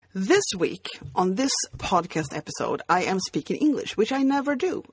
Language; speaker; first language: English; non-native, fluent; Swedish